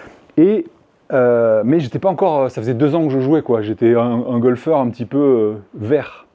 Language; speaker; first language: French; native; French